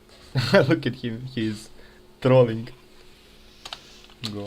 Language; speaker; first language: English; non-native, fluent; Serbian